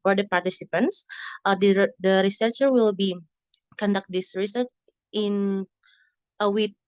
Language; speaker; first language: English; non-native, learner; Indonesian